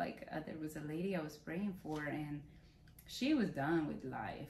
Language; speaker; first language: English; non-native, fluent; Spanish